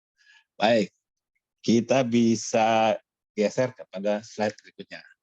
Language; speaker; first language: Malay; native; Malay